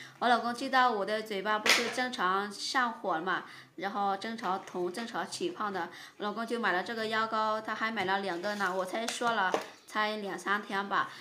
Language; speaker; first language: Chinese; non-native, fluent; Lao